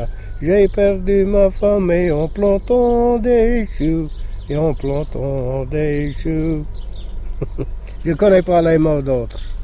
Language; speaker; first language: French; non-native, local second language; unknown